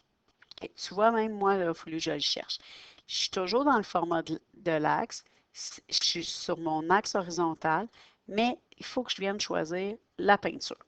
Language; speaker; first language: French; native; French